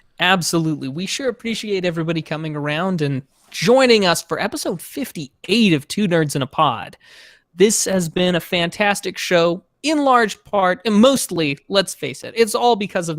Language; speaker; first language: English; native; English